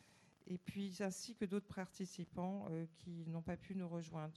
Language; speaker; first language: French; native; French